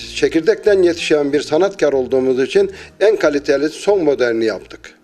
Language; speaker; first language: Turkish; native; Turkish